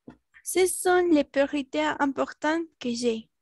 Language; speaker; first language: French; non-native, learner; Spanish